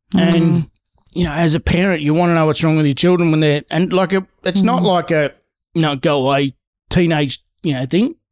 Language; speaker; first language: English; native; English